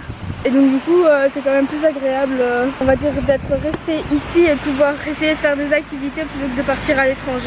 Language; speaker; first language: French; native; French